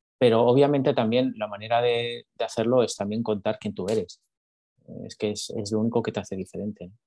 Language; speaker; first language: Spanish; native; Spanish